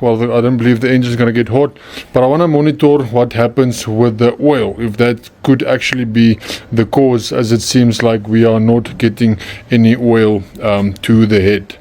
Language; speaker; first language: English; non-native, local second language; Afrikaans